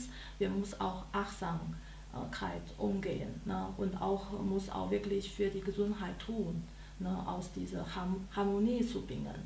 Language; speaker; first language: German; non-native, learner; Chinese